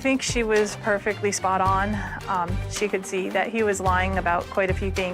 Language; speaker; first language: English; native; English